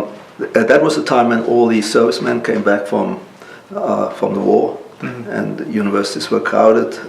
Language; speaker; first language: English; non-native, local second language; German